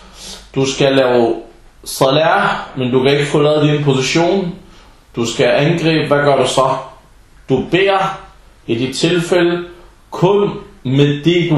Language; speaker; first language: Danish; non-native, fluent; Arabic